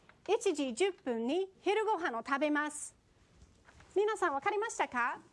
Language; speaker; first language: Japanese; non-native, fluent; English